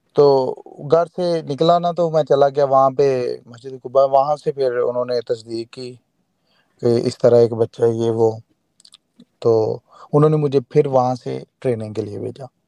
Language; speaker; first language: Urdu; non-native, local second language; Punjabi